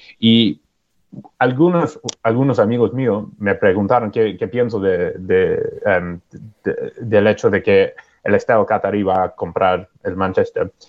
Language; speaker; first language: Spanish; non-native, fluent; English